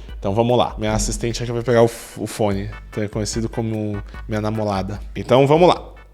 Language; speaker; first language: Portuguese; native; Portuguese